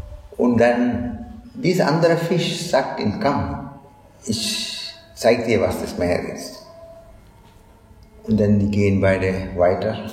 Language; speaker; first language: German; non-native, fluent; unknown